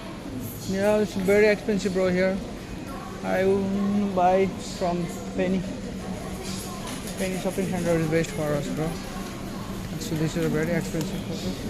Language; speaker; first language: English; non-native, learner; Nepali